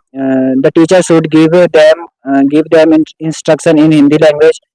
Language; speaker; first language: English; non-native, learner; Hindi